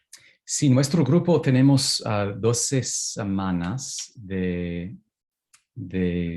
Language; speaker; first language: Spanish; non-native, fluent; English